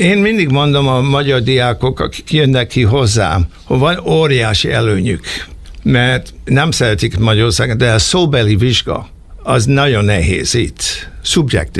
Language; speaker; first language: Hungarian; early bilingual, heritage; Hungarian